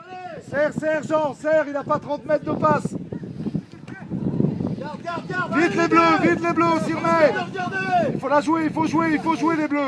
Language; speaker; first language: French; native; French